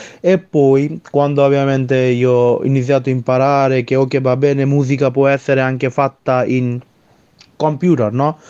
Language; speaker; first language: Italian; non-native, learner; Bangla